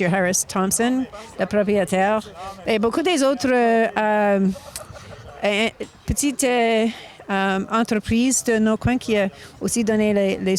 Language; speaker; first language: French; non-native, local second language; English